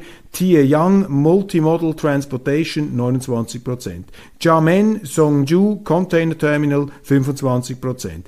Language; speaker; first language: German; native; German